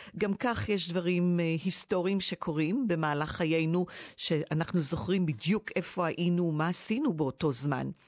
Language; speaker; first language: Hebrew; native; Hebrew